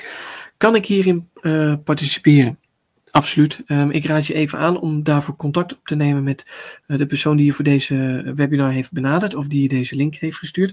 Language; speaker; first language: Dutch; native; Dutch